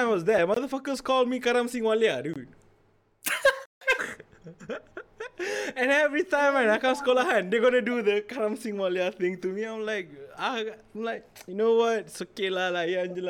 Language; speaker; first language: English; non-native, local second language; Malay